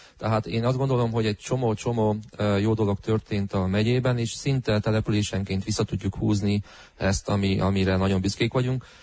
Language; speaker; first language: Hungarian; native; Hungarian